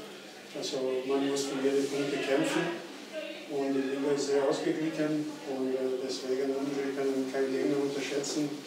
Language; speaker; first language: German; non-native, fluent; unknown